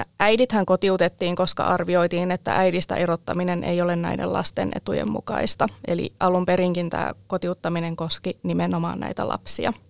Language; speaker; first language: Finnish; native; Finnish